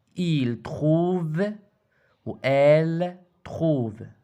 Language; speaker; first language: French; non-native, local second language; Arabic